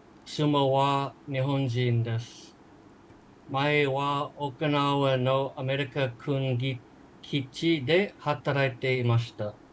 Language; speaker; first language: Japanese; non-native, learner; English